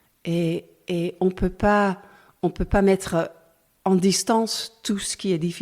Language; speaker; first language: French; non-native, learner; Dutch